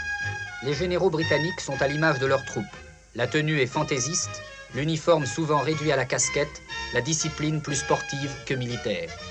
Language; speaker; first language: French; native; French